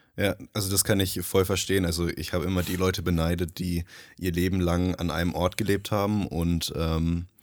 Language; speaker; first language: German; early bilingual, other home language; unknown